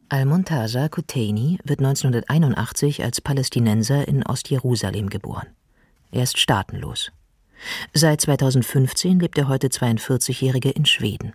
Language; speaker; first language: German; native; German